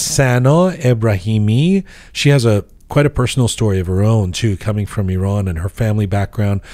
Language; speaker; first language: English; native; English